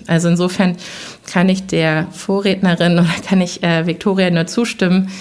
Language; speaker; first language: German; early bilingual, other home language; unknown